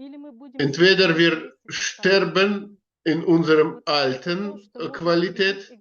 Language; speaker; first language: German; non-native, learner; Russian